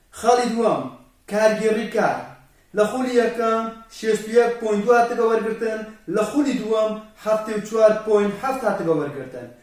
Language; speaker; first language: Central Kurdish; non-native, local second language; Kurdish